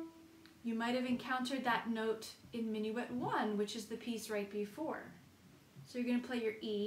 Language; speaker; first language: English; native; English